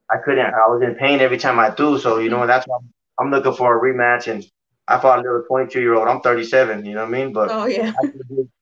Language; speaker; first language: English; native; English